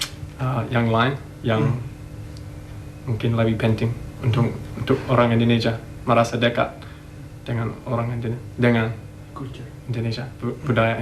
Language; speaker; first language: Indonesian; non-native, fluent; English